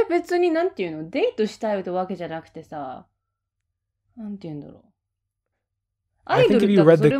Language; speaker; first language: Japanese; native; Japanese